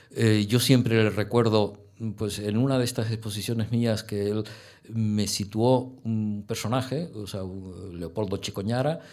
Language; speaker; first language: Spanish; native; Spanish